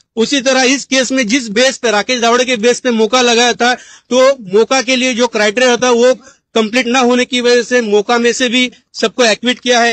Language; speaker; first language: Hindi; non-native, local second language; Marathi